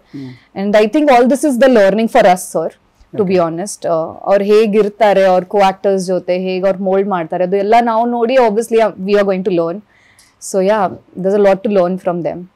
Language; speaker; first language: Kannada; early bilingual, other home language; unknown